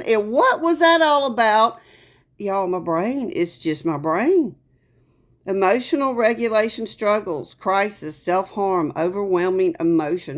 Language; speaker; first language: English; native; English